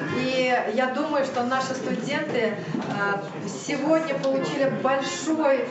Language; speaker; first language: Russian; non-native, local second language; Uzbek